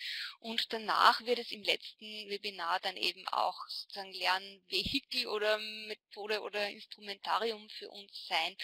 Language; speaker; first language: German; native; German